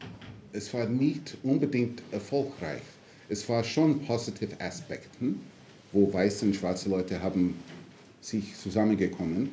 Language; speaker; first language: German; non-native, fluent; English